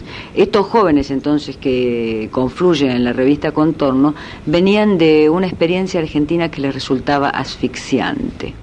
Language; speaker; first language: Spanish; native; Spanish